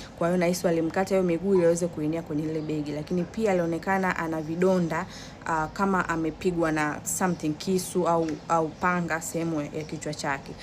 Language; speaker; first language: Swahili; native; Swahili